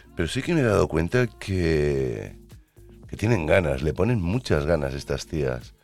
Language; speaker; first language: Spanish; native; Spanish